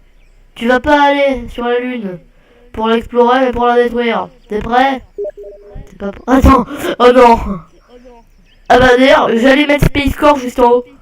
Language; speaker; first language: French; native; French